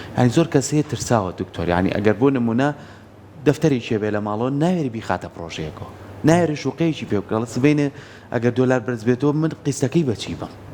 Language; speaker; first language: Central Kurdish; native; Central Kurdish